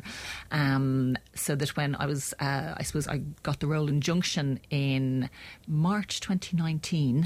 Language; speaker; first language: English; native; English